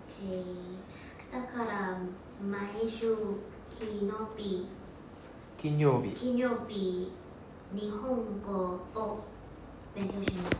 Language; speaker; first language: Japanese; non-native, learner; English